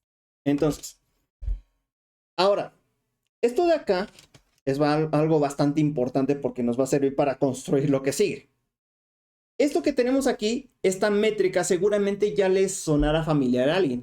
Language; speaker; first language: Spanish; native; Spanish